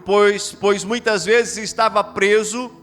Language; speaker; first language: Portuguese; native; Portuguese